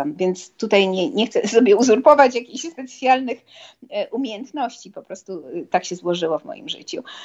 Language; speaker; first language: Polish; native; Polish